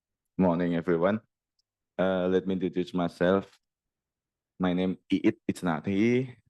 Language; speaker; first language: English; non-native, learner; Indonesian